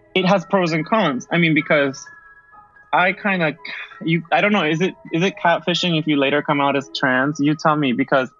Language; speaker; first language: English; early bilingual, other home language; Spanish